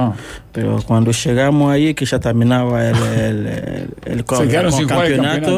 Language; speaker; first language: Spanish; non-native, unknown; Yoruba